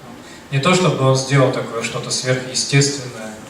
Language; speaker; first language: Russian; native; Russian